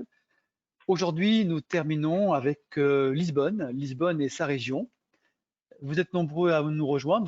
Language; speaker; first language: French; native; French